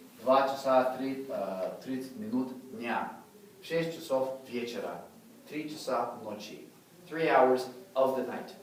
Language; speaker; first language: Russian; non-native, fluent; English